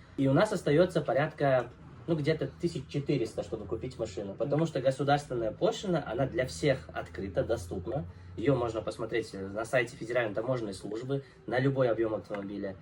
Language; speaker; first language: Russian; non-native, local second language; Uzbek